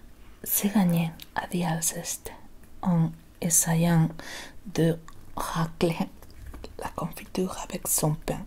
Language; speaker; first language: French; non-native, learner; Spanish